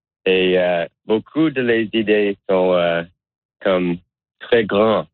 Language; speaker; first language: French; non-native, learner; English